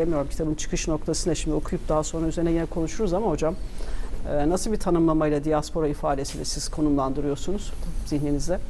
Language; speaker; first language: Turkish; native; Turkish